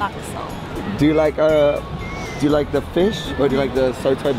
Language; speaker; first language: English; non-native, local second language; Indonesian